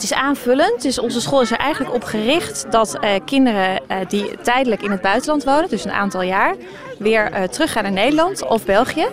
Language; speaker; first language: Dutch; native; Dutch